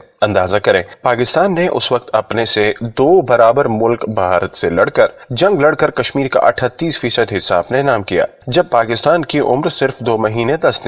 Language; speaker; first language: Urdu; native; Urdu